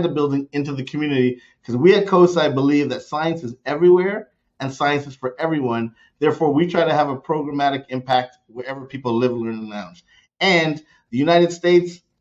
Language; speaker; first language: English; native; English